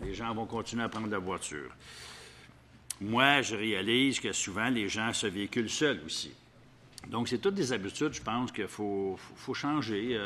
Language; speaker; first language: French; native; French